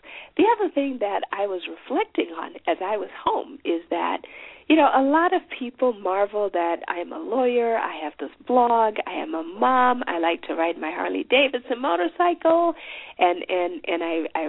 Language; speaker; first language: English; non-native, local second language; Shona